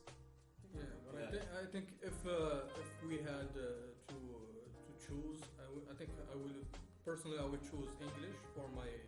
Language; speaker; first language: English; non-native, fluent; Arabic